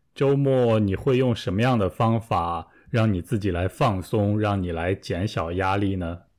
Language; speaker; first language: Chinese; native; Chinese